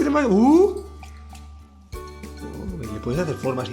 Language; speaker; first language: Spanish; native; Spanish